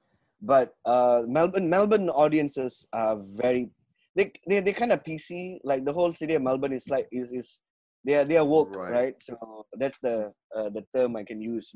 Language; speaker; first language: English; non-native, local second language; Tamil